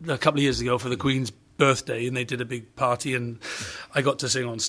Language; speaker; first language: English; native; English